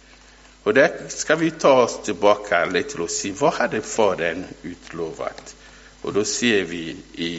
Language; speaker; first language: Swedish; non-native, fluent; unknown